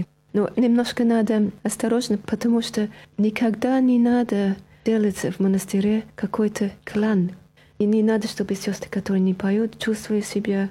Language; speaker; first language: Russian; non-native, fluent; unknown